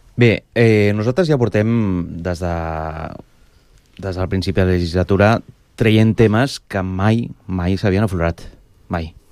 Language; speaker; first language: Catalan; non-native, local second language; Spanish